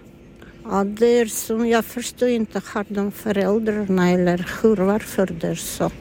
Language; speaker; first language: Swedish; non-native, learner; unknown